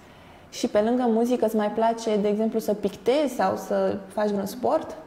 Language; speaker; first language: Romanian; native; Romanian